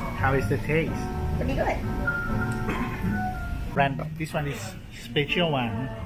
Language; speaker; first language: English; non-native, learner; Thai